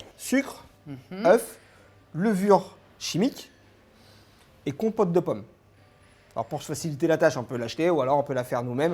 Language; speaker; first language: French; native; French